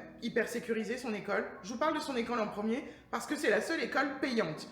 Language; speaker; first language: French; native; French